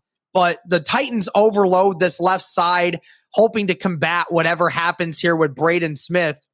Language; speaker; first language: English; native; English